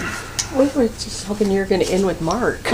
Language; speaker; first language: English; native; English